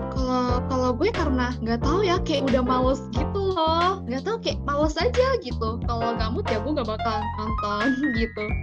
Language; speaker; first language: Indonesian; non-native, local second language; Chinese